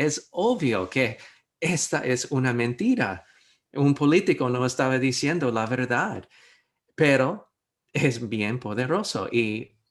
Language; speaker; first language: Spanish; non-native, fluent; English